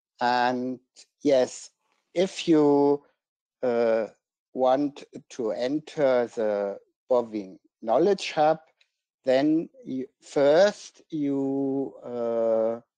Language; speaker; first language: English; non-native, fluent; German